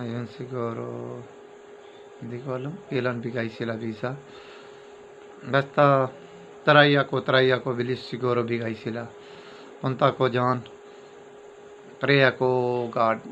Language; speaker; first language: Filipino; non-native, learner; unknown